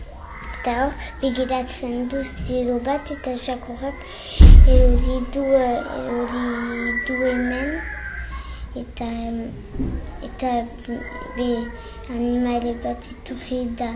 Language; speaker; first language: Basque; non-native, local second language; French